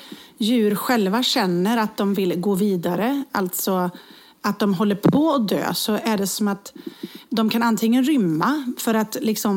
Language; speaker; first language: Swedish; native; Swedish